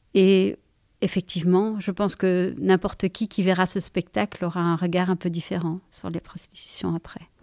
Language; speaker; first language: French; native; French